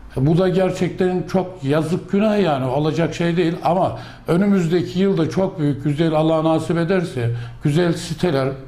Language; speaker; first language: Turkish; native; Turkish